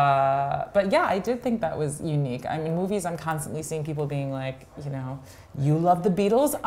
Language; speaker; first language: English; native; English